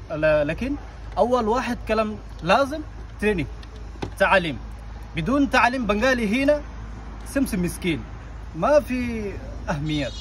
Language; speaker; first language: Arabic; non-native, learner; Bangla